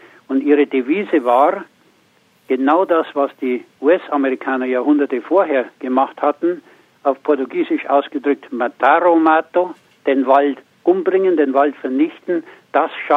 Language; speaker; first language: German; native; German